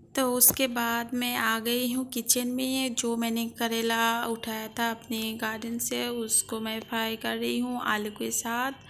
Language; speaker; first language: Hindi; non-native, local second language; Bangla